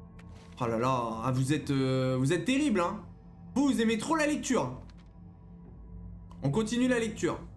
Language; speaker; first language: French; native; French